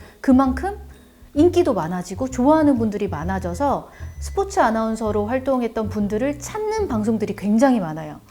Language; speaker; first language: Korean; native; Korean